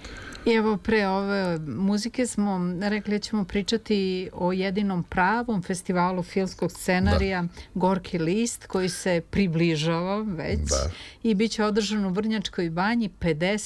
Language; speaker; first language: Serbian; native; Serbian